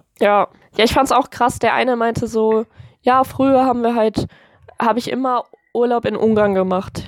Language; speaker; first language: German; native; German